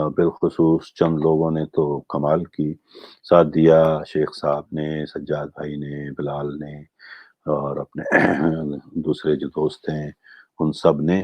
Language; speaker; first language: Urdu; non-native, local second language; Gujarati